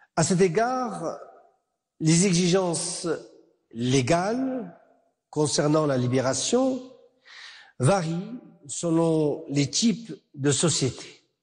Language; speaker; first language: French; non-native, local second language; Arabic